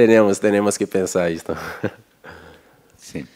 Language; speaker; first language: Spanish; non-native, learner; Portuguese